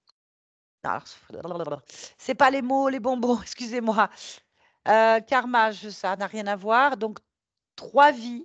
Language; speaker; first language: French; native; French